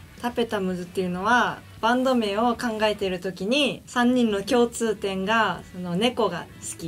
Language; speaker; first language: Japanese; native; Japanese